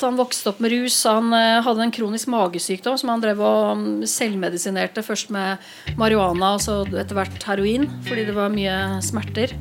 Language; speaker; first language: Norwegian; native; Norwegian